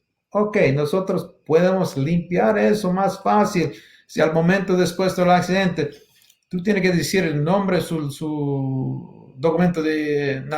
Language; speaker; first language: Spanish; non-native, learner; English